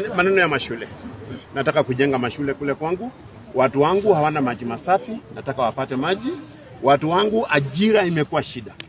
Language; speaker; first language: Swahili; non-native, local second language; Gusii